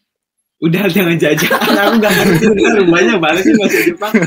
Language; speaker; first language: Indonesian; native; Indonesian